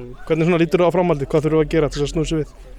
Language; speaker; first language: Icelandic; native; Icelandic